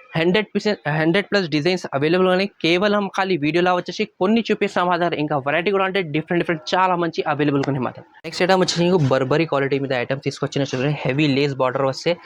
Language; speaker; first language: Telugu; non-native, local second language; Urdu